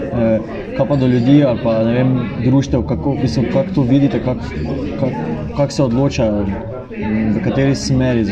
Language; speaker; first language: Slovenian; native; Slovenian